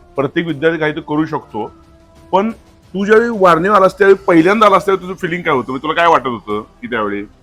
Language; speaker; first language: Marathi; native; Marathi